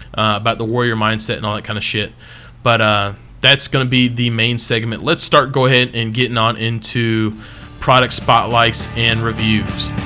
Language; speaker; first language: English; native; English